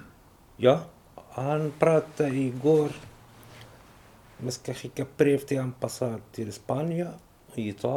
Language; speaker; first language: Swedish; non-native, learner; Arabic